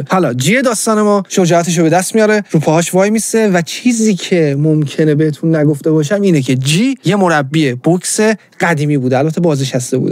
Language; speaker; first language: Persian; native; Persian